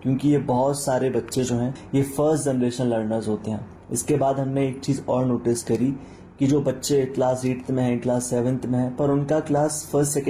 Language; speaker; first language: Hindi; native; Hindi